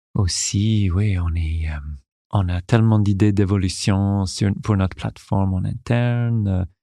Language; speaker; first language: French; non-native, local second language; English